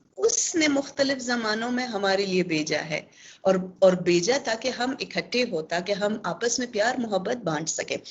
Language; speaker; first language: Urdu; non-native, local second language; Pashto